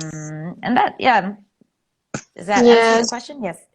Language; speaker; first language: English; non-native, fluent; Spanish